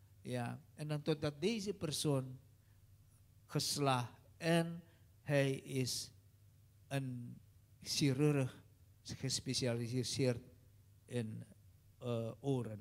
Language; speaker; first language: Dutch; non-native, learner; Indonesian